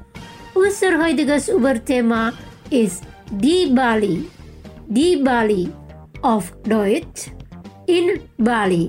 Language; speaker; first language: German; non-native, fluent; Indonesian